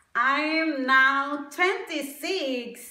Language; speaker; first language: English; non-native, learner; Indonesian